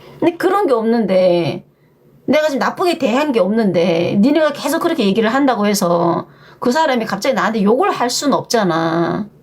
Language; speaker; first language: Korean; native; Korean